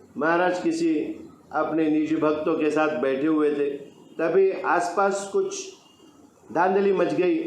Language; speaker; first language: Hindi; non-native, local second language; Marathi